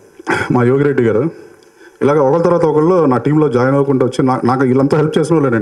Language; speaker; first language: Telugu; native; Telugu